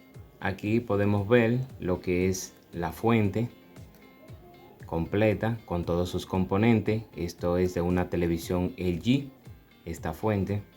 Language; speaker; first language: Spanish; native; Spanish